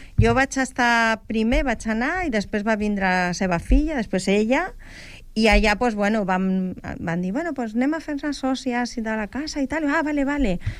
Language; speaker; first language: Catalan; non-native, local second language; Spanish